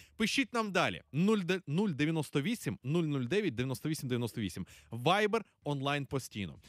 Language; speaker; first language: Ukrainian; native; Ukrainian